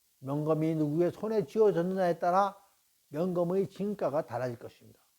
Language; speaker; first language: Korean; native; Korean